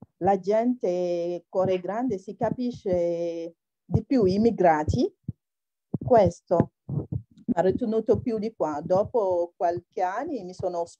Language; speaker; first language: Italian; non-native, learner; Wolof